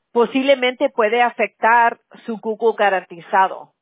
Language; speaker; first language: Spanish; early bilingual, other home language; English